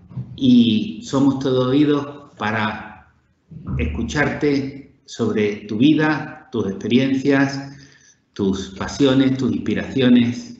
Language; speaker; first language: Spanish; native; Spanish